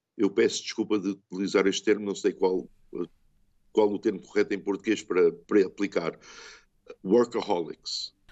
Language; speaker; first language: Portuguese; early bilingual, heritage; Portuguese